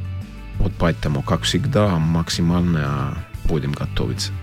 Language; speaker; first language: Russian; non-native, learner; Finnish